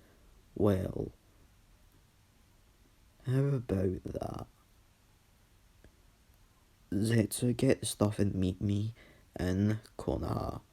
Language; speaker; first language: English; native; English